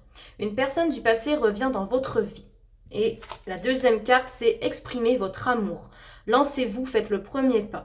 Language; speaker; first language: French; native; French